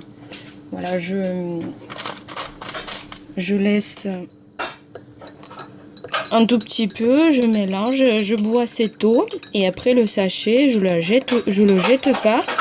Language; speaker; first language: French; non-native, fluent; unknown